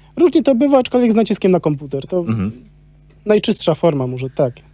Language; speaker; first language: Polish; native; Polish